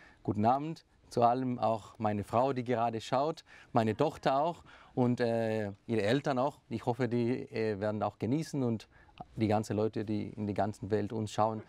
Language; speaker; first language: German; non-native, fluent; Spanish